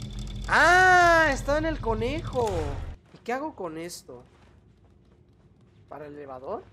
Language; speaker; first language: Spanish; native; Spanish